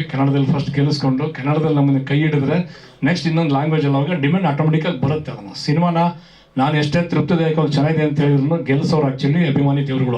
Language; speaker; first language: Kannada; native; Kannada